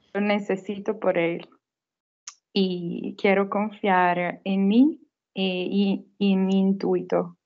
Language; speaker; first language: Spanish; non-native, fluent; Italian